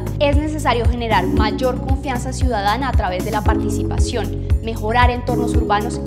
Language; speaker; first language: Spanish; native; Spanish